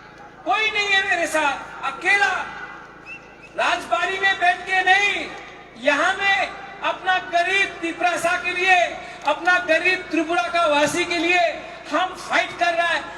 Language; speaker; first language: Hindi; non-native, local second language; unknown